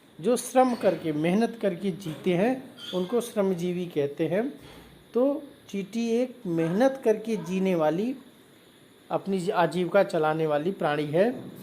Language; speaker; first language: Hindi; native; Hindi